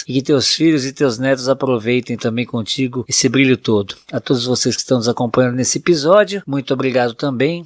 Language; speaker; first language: Portuguese; native; Portuguese